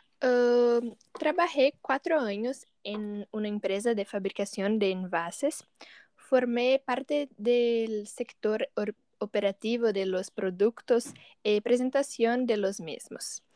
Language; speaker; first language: Spanish; non-native, learner; Portuguese